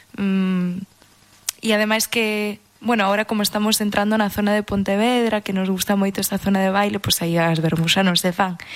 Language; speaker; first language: Galician; non-native, local second language; English